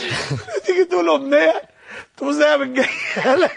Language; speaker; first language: Arabic; native; Arabic